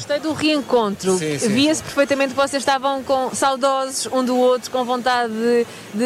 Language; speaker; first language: Portuguese; native; Portuguese